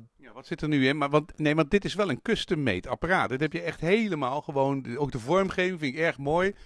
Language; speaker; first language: Dutch; native; Dutch